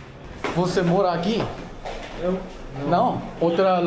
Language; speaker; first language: Portuguese; non-native, learner; Korean